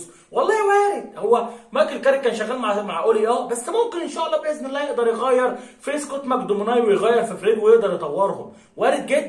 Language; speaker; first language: Arabic; native; Arabic